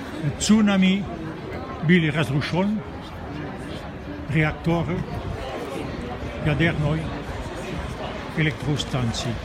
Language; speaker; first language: Russian; non-native, fluent; French